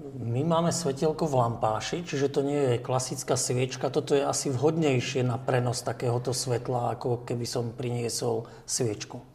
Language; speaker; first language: Slovak; native; Slovak